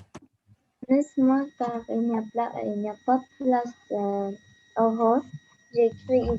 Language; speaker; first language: French; non-native, learner; Arabic